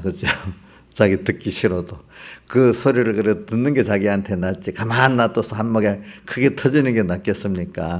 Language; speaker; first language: Korean; native; Korean